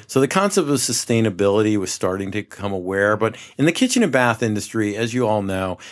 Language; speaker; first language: English; native; English